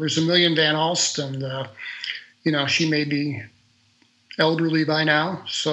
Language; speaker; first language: English; native; English